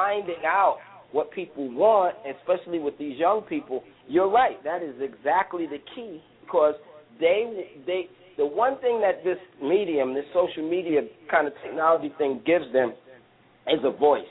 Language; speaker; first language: English; native; English